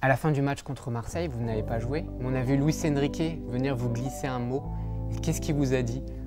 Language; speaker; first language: French; native; French